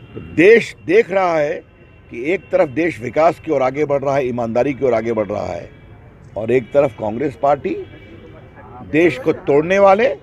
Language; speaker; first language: Hindi; native; Hindi